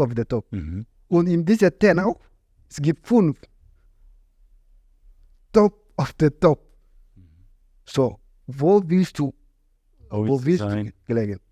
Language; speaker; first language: German; non-native, learner; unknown